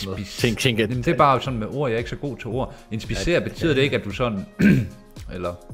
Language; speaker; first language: Danish; native; Danish